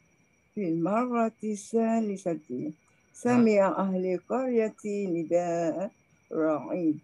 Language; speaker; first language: Arabic; non-native, learner; Indonesian